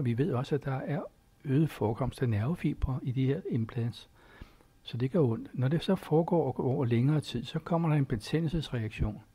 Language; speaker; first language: Danish; native; Danish